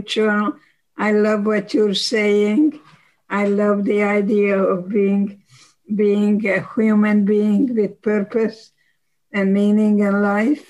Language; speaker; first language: English; non-native, fluent; Slovak